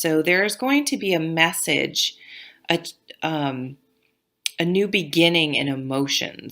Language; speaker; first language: English; native; English